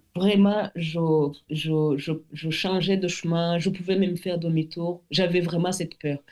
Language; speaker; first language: French; non-native, local second language; Kinyarwanda